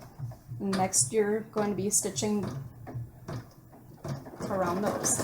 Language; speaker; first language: English; native; English